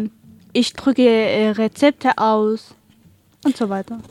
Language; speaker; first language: German; non-native, learner; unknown